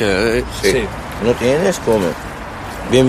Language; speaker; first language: Spanish; non-native, learner; Arabic